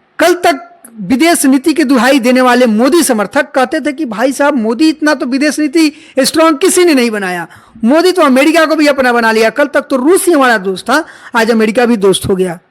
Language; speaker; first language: Hindi; native; Hindi